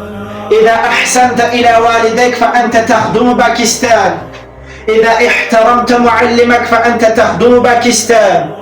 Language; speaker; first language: Arabic; non-native, learner; Urdu